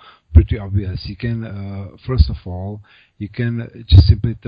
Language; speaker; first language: English; non-native, fluent; Czech